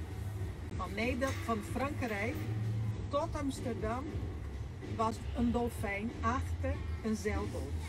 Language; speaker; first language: Dutch; non-native, fluent; Portuguese